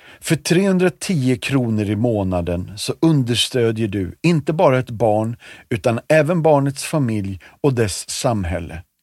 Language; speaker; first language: Swedish; native; Swedish